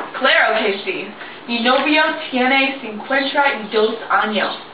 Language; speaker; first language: Spanish; non-native, learner; English